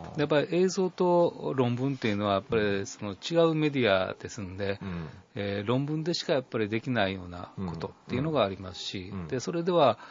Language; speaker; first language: Japanese; native; Japanese